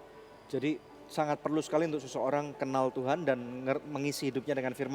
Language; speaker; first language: Indonesian; native; Indonesian